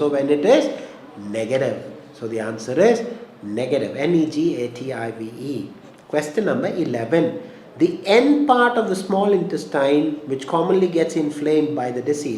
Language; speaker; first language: English; non-native, local second language; Malayalam